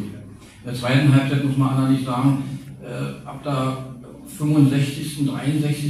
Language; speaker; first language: German; native; German